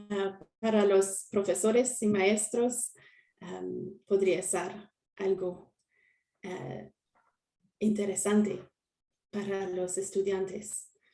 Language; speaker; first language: Spanish; non-native, learner; French